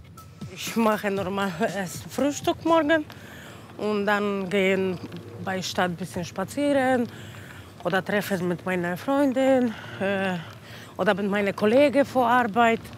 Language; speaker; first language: German; non-native, learner; Polish